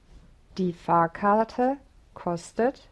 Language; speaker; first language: German; non-native, learner; English